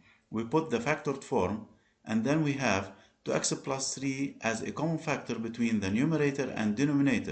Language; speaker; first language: English; non-native, local second language; Arabic